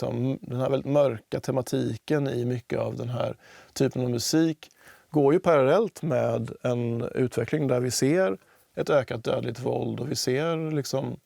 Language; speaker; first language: Swedish; native; Swedish